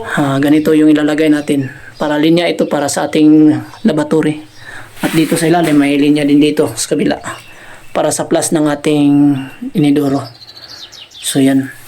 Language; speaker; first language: Filipino; non-native, local second language; Cebuano